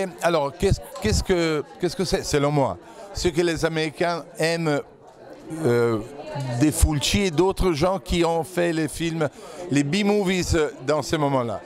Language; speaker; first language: French; non-native, fluent; Italian